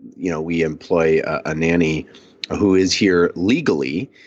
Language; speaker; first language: English; early bilingual, other home language; Italian